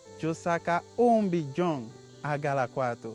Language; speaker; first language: Spanish; non-native, learner; Haitian Creole